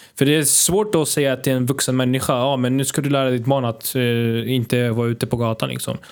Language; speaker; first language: Swedish; native; Swedish